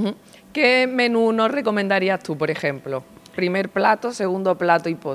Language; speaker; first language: Spanish; native; Spanish